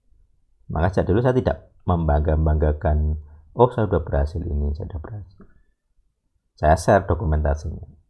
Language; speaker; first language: Indonesian; native; Indonesian